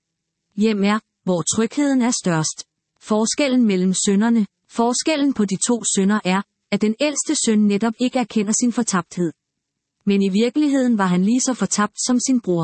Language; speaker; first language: Danish; native; Danish